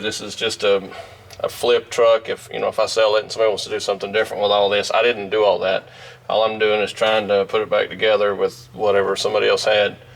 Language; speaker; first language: English; native; English